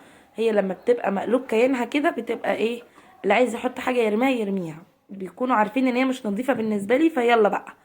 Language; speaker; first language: Arabic; native; Arabic